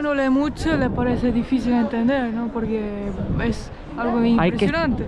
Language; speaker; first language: Spanish; non-native, fluent; Estonian